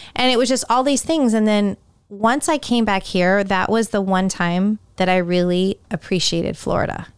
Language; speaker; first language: English; native; English